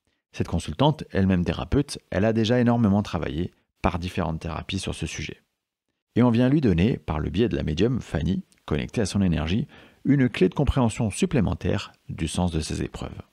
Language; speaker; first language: French; native; French